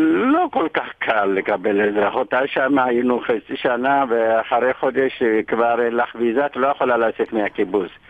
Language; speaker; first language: Hebrew; non-native, fluent; Amharic